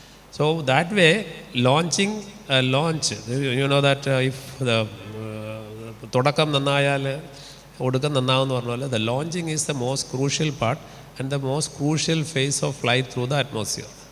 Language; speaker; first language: English; non-native, local second language; Malayalam